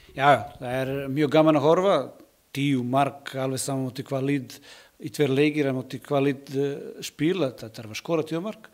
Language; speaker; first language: Icelandic; non-native, learner; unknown